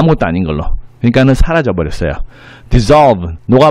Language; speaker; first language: Korean; native; Korean